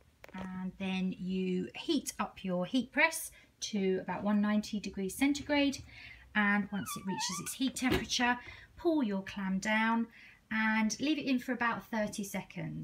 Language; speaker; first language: English; native; English